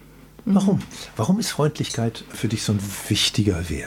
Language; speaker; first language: German; native; German